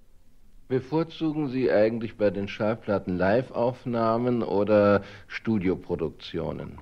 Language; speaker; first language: German; native; German